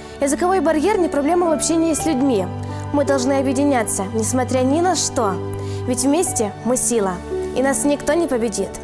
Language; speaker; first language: Russian; non-native, local second language; Ukrainian